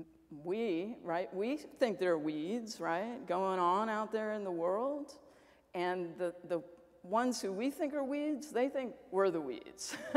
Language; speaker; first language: English; native; English